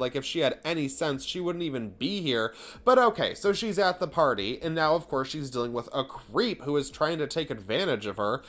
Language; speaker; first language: English; native; English